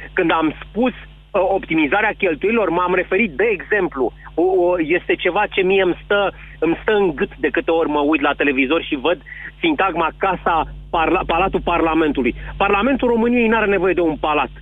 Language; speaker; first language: Romanian; native; Romanian